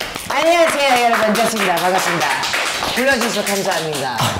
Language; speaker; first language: Korean; early bilingual, heritage; Korean